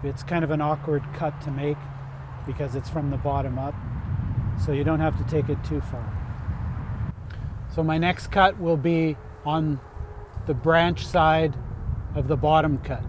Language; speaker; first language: English; native; English